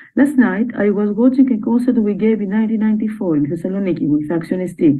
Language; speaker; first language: English; non-native, fluent; Greek